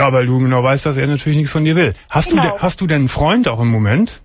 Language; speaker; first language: German; native; German